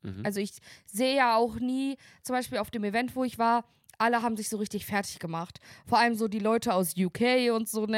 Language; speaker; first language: German; native; German